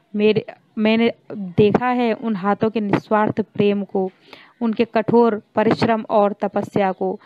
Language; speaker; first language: Hindi; native; Hindi